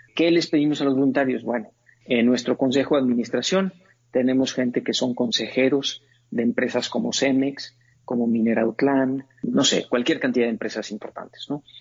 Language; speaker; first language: Spanish; native; Spanish